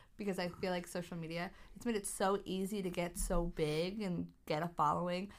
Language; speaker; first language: English; native; English